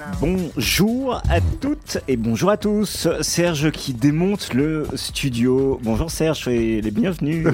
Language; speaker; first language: French; native; French